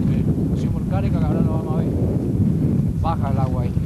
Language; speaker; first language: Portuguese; non-native, learner; Spanish